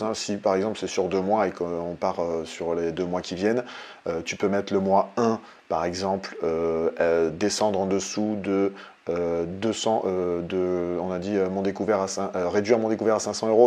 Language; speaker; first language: French; native; French